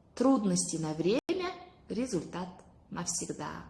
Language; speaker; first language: Russian; non-native, local second language; Kazakh